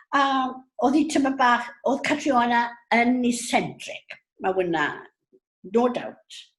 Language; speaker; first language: Welsh; native; Welsh